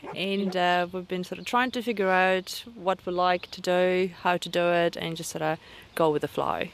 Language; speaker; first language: English; non-native, fluent; Russian